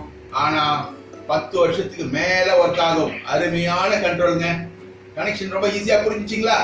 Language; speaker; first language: Tamil; native; Tamil